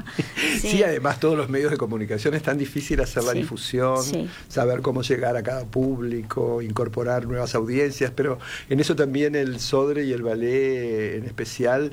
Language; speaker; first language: Spanish; native; Spanish